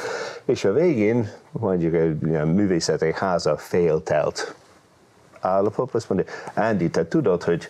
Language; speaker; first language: Hungarian; non-native, fluent; English